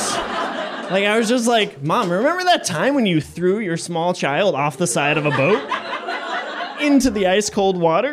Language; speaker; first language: English; native; English